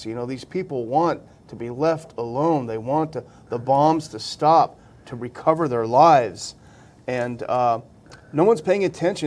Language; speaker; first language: English; native; English